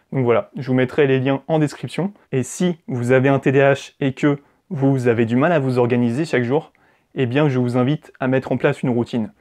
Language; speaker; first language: French; native; French